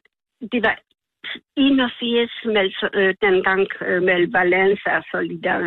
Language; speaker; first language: Danish; non-native, learner; Polish